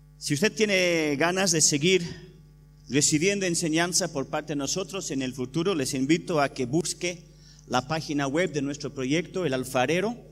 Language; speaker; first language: Spanish; non-native, fluent; English